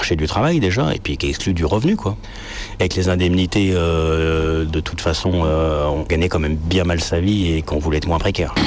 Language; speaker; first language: French; native; French